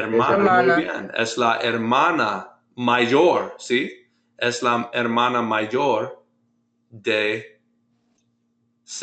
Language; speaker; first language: Spanish; non-native, fluent; English